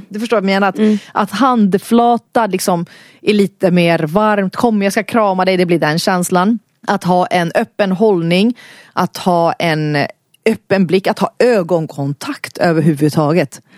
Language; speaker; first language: Swedish; early bilingual, other home language; Finnish